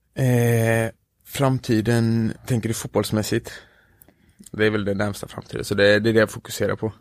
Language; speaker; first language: Swedish; native; Swedish